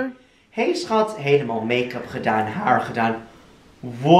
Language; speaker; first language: Dutch; non-native, fluent; English